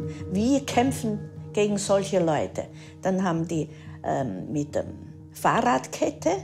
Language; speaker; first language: German; early bilingual, heritage; German